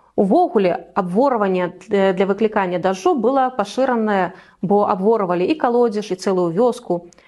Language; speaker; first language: Belarusian; native; Belarusian